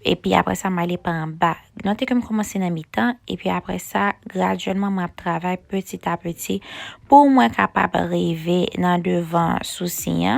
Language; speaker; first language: French; non-native, learner; Haitian Creole